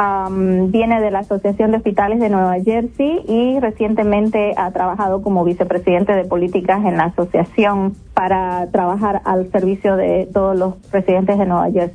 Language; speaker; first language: Spanish; native; Spanish